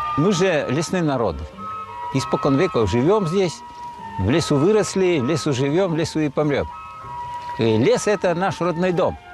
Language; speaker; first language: Russian; non-native, local second language; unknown